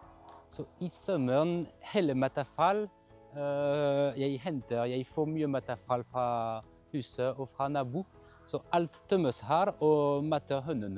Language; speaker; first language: Norwegian; non-native, fluent; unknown